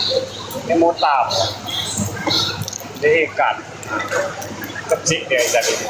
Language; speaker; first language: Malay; non-native, local second language; Hakka Chinese